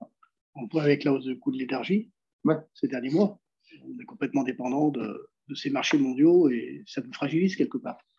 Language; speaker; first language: French; native; French